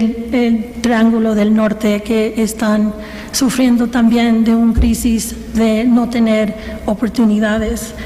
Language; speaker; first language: Spanish; early bilingual, heritage; Spanish